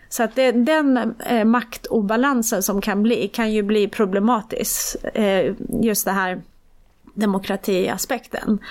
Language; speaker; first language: Swedish; early bilingual, other home language; Persian